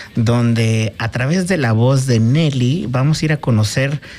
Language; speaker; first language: Spanish; native; Spanish